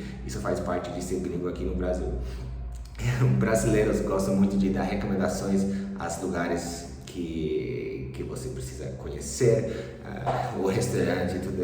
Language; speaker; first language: Portuguese; early bilingual, other home language; English